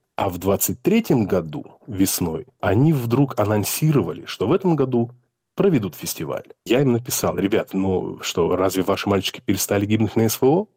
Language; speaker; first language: Russian; native; Russian